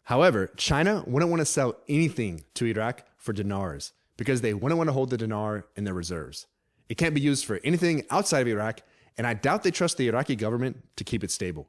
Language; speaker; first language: English; native; English